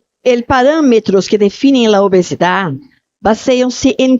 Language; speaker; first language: Spanish; non-native, learner; Portuguese